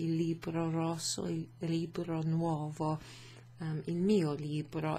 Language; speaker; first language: Italian; non-native, fluent; English